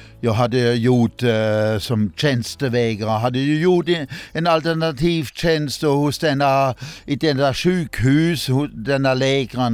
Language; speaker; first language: Swedish; non-native, fluent; German